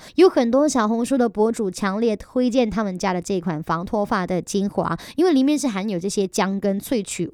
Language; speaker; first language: Chinese; native; Chinese